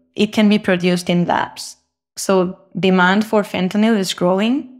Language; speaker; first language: English; non-native, fluent; Spanish